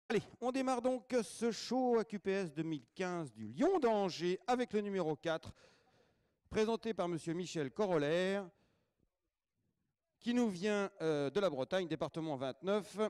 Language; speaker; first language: French; native; French